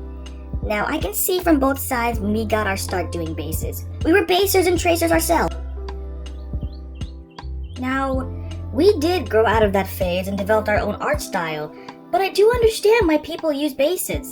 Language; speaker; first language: English; native; English